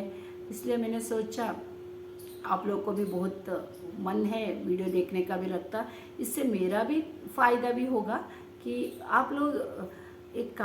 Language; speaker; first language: Hindi; non-native, local second language; Kannada